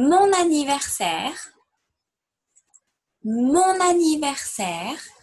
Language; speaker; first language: French; non-native, fluent; English